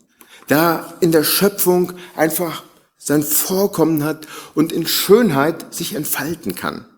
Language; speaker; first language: German; native; German